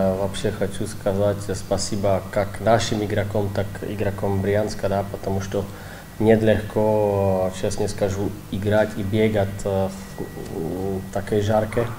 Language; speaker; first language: Russian; non-native, learner; Czech